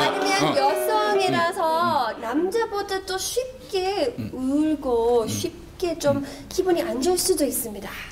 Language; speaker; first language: Korean; non-native, learner; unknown